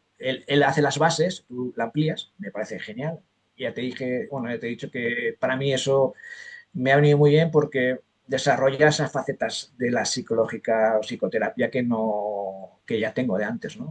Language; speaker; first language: Spanish; native; Spanish